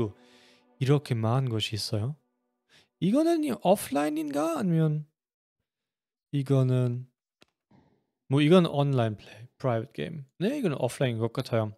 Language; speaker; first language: Korean; non-native, fluent; German